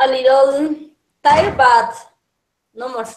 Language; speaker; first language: English; non-native, learner; Spanish